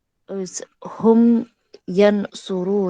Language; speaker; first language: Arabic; non-native, learner; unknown